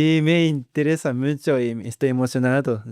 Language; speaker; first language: Spanish; non-native, learner; Japanese